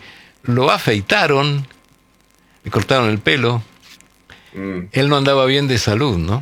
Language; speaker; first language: Spanish; native; Spanish